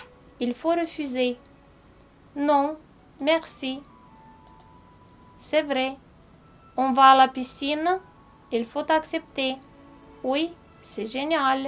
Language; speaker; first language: French; non-native, fluent; Romanian